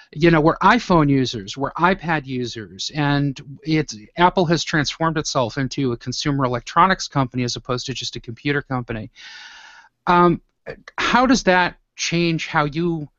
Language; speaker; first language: English; native; English